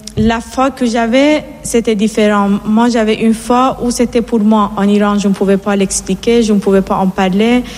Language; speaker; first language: French; non-native, fluent; Persian